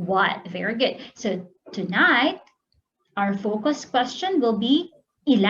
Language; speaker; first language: English; non-native, local second language; Filipino